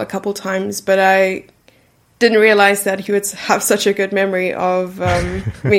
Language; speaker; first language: English; native; English